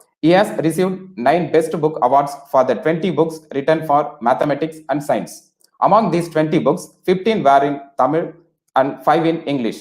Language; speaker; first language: English; non-native, local second language; Tamil